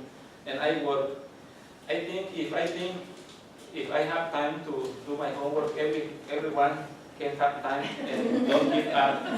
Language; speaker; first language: English; non-native, learner; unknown